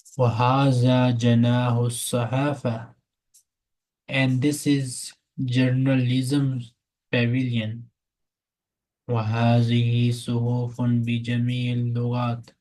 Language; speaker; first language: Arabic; non-native, fluent; Urdu